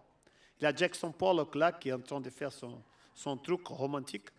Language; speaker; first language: French; non-native, fluent; Portuguese